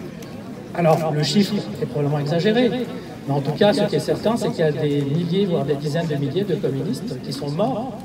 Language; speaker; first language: French; native; French